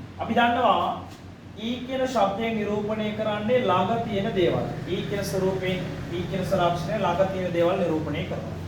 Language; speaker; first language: Sinhala; non-native, local second language; Tamil